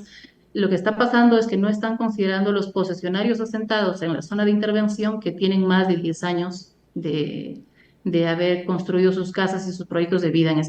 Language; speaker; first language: Spanish; native; Spanish